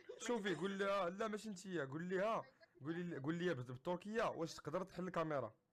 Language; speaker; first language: Arabic; native; Arabic